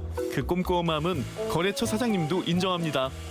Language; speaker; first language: Korean; native; Korean